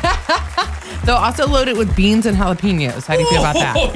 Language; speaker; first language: English; native; English